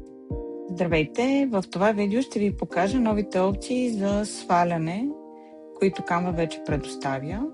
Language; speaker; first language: Bulgarian; native; Bulgarian